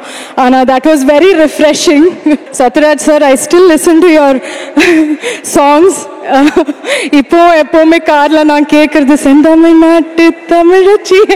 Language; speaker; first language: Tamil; non-native, fluent; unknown